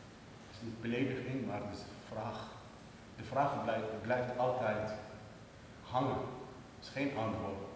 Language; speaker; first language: Dutch; non-native, learner; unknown